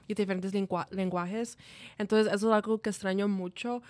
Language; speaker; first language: Spanish; early bilingual, heritage; Spanish